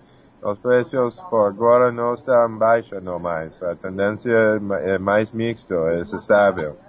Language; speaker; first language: Portuguese; non-native, fluent; English